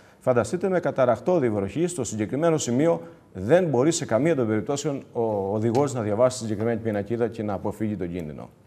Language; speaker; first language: Greek; native; Greek